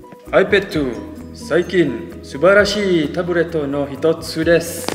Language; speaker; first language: Japanese; non-native, learner; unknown